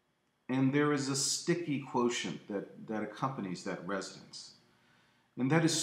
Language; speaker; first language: English; native; English